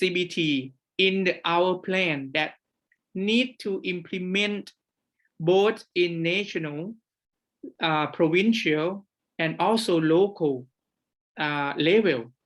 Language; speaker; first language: English; non-native, fluent; Thai